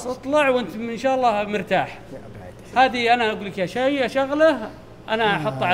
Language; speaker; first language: Arabic; native; Arabic